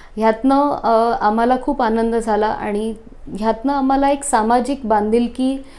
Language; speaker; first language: Marathi; native; Marathi